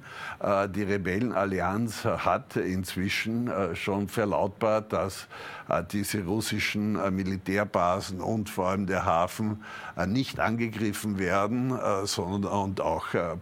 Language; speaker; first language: German; native; German